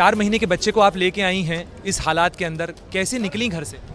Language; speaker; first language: Hindi; native; Hindi